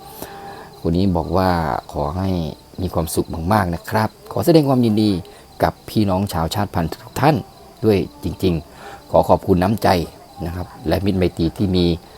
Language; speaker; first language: Thai; native; Thai